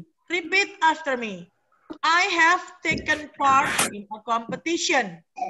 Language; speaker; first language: English; non-native, fluent; Indonesian